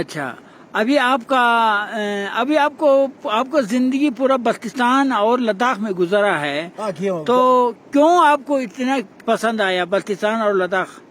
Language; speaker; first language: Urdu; non-native, local second language; Balti